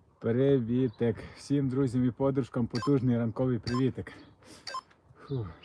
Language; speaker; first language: Ukrainian; non-native, local second language; Russian